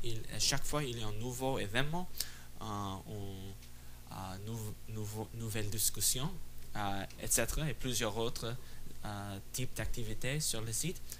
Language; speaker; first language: French; non-native, fluent; English